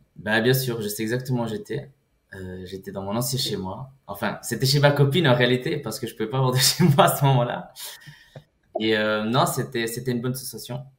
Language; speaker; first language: French; early bilingual, other home language; Portuguese